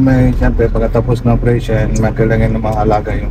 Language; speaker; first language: Filipino; non-native, learner; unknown